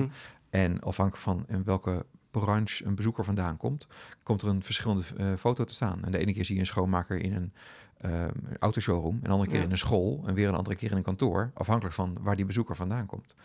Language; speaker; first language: Dutch; native; Dutch